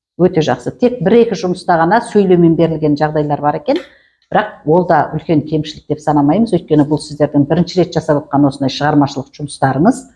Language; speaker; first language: Kazakh; native; Kazakh